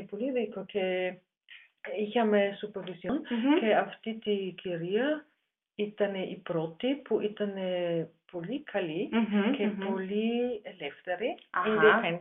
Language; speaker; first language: Greek; non-native, learner; German